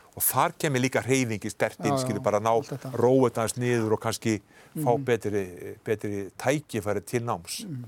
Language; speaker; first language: Icelandic; native; Icelandic